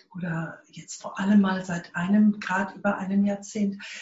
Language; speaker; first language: German; non-native, fluent; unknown